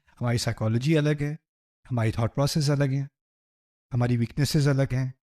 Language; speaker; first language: Urdu; early bilingual, heritage; Urdu